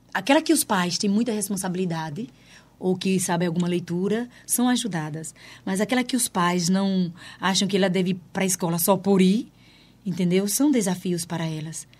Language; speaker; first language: Portuguese; native; Portuguese